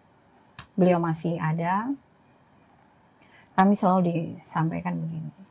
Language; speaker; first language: Indonesian; native; Indonesian